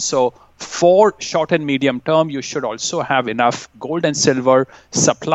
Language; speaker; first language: English; non-native, local second language; Hindi